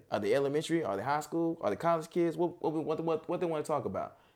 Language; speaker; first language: English; native; English